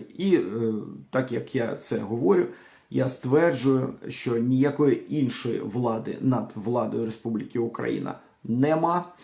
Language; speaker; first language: Ukrainian; non-native, local second language; Russian